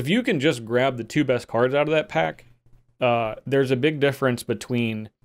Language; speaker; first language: English; native; English